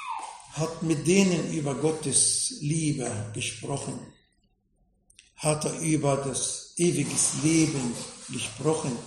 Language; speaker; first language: German; non-native, fluent; Arabic